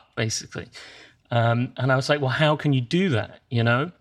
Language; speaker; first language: English; native; English